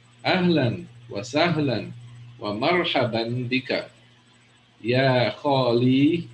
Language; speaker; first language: Arabic; non-native, fluent; English